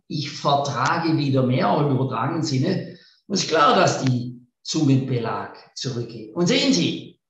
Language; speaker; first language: German; native; German